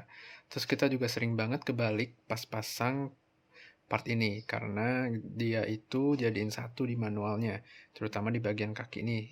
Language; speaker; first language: Indonesian; native; Indonesian